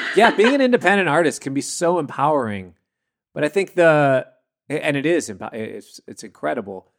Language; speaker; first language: English; native; English